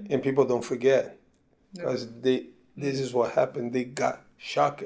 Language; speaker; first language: English; non-native, fluent; Portuguese